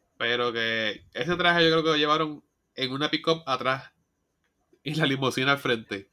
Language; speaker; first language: Spanish; native; Spanish